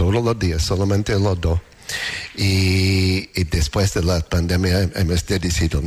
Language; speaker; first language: Spanish; non-native, learner; English